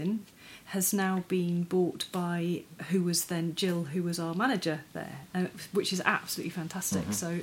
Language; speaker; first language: English; native; English